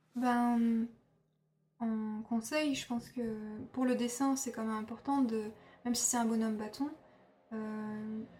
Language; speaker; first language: French; native; French